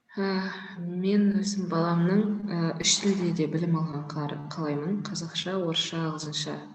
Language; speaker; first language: Kazakh; native; Kazakh